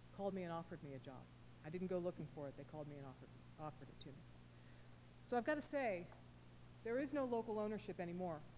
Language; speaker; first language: English; native; English